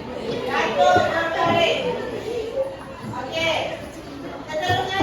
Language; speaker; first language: Malay; native; Malay